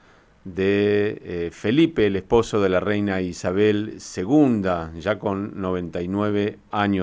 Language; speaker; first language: Spanish; native; Spanish